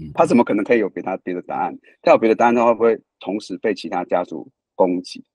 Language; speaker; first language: Chinese; native; Chinese